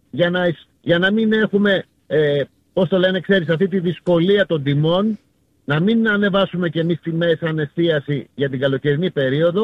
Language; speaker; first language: Greek; native; Greek